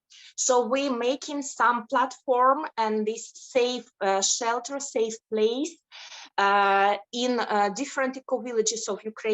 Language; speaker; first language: English; non-native, fluent; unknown